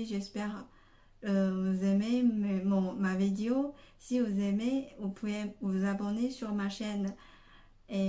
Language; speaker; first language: French; non-native, fluent; Chinese